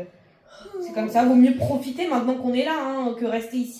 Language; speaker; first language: French; native; French